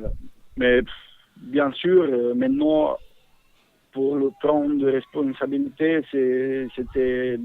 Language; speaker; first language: French; non-native, fluent; Bosnian